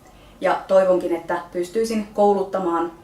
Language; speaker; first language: Finnish; native; Finnish